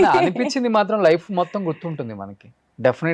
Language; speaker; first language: Telugu; native; Telugu